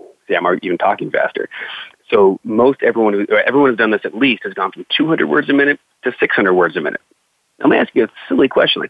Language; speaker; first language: English; native; English